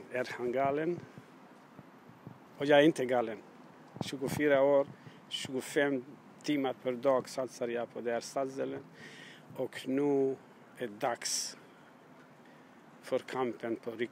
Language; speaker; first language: Swedish; non-native, learner; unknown